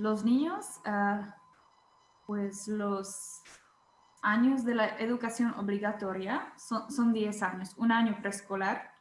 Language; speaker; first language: Spanish; non-native, fluent; Czech